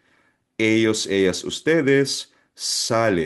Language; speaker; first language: Spanish; non-native, fluent; Filipino